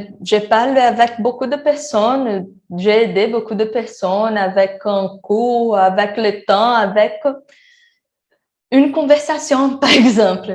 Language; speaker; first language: French; non-native, learner; Portuguese